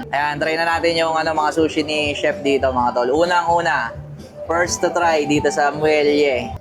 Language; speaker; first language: Filipino; native; Filipino